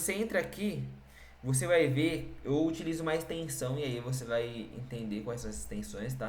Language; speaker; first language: Portuguese; native; Portuguese